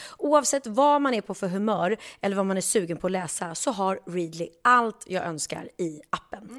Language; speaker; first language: Swedish; native; Swedish